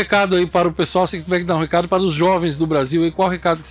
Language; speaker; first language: Portuguese; native; Portuguese